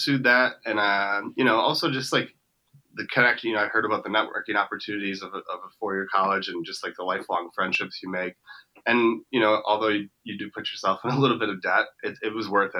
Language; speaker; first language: English; native; English